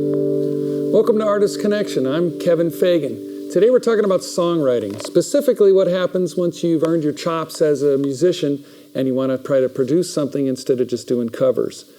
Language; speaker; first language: English; native; English